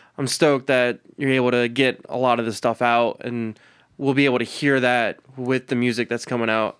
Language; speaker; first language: English; early bilingual, other home language; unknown